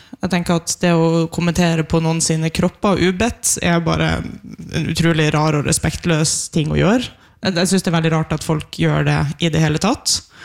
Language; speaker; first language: Norwegian; native; Norwegian